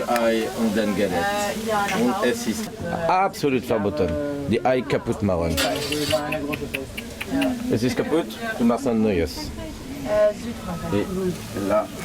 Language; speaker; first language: German; non-native, learner; French